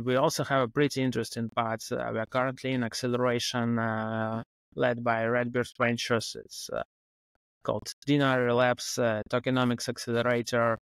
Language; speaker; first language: English; non-native, fluent; Russian